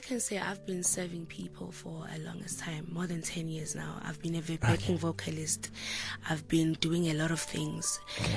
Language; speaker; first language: English; non-native, local second language; Zulu